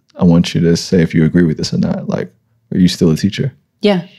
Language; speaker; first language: English; native; English